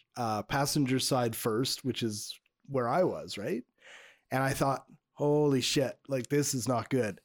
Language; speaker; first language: English; native; English